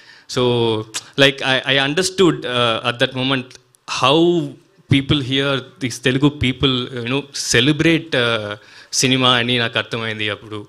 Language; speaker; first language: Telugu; non-native, learner; Tamil